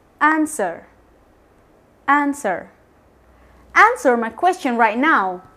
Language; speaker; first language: English; non-native, fluent; Indonesian